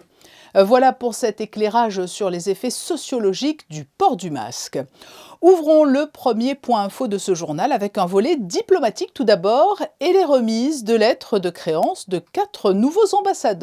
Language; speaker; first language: French; native; French